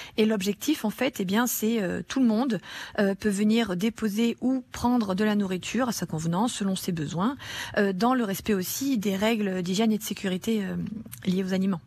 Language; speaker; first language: French; native; French